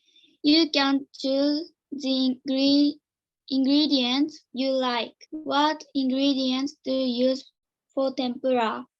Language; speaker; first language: English; non-native, learner; Japanese